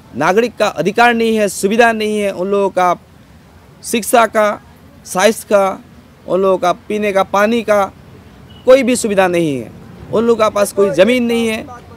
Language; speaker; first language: Hindi; non-native, local second language; Assamese